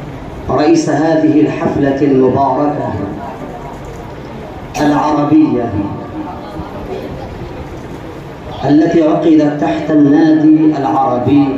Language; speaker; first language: Arabic; non-native, fluent; Urdu